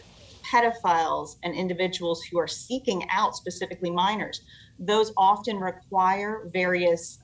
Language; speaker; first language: English; native; English